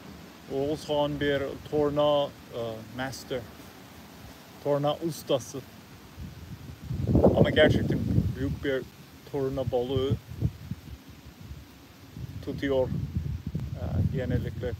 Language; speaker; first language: Turkish; non-native, learner; English